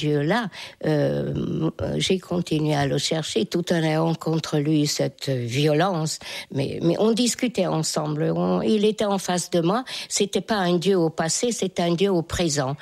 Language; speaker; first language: French; non-native, fluent; Hungarian